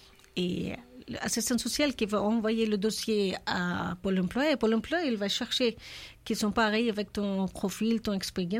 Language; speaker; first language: French; non-native, learner; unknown